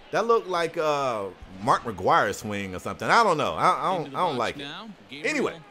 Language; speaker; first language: English; native; English